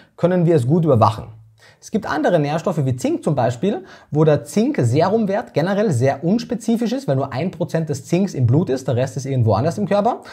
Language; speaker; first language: German; native; German